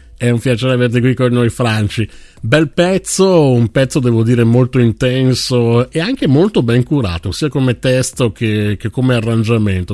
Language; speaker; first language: Italian; native; Italian